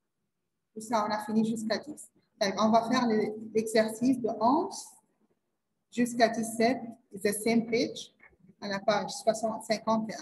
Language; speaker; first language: French; non-native, learner; Arabic